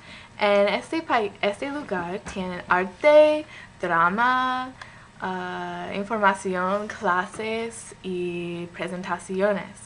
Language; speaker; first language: Spanish; non-native, learner; English